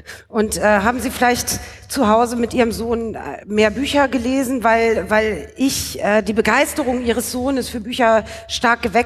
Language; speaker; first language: German; native; German